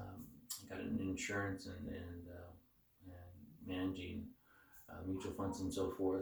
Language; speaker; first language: English; native; English